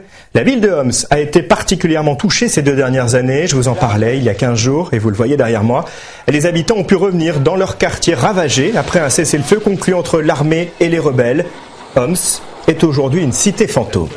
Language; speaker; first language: French; native; French